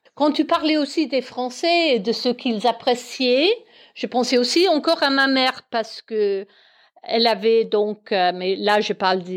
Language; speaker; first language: French; non-native, fluent; English